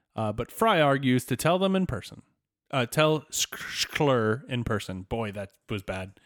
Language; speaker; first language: English; native; English